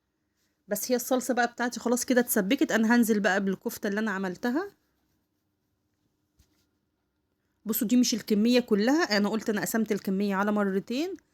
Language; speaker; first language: Arabic; native; Arabic